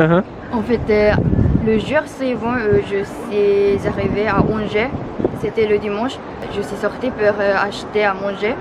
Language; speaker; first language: French; non-native, fluent; Japanese